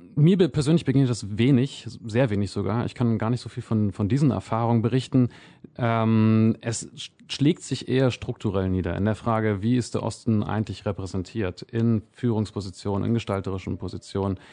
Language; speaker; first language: German; native; German